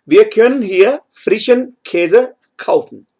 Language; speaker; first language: German; non-native, fluent; Hindi